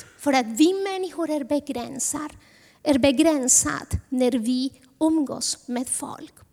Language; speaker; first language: Swedish; non-native, fluent; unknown